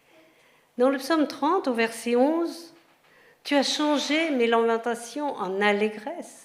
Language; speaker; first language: French; native; French